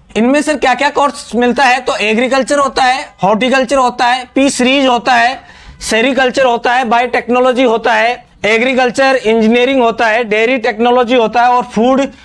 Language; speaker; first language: Hindi; native; Hindi